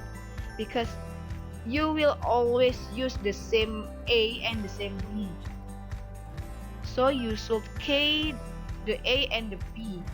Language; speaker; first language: English; non-native, learner; Indonesian